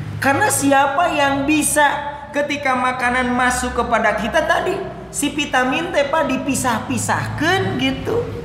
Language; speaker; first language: Malay; non-native, local second language; Sundanese